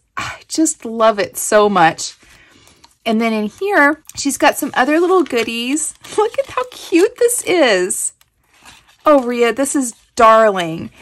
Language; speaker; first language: English; native; English